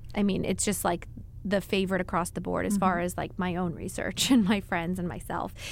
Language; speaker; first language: English; native; English